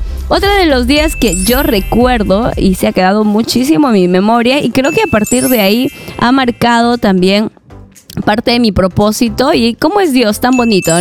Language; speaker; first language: Spanish; native; Spanish